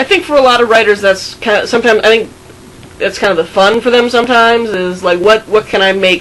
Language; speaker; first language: English; native; English